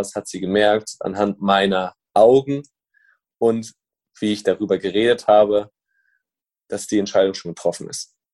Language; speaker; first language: German; native; German